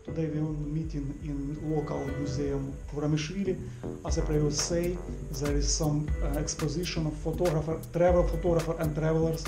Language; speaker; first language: English; non-native, learner; Ukrainian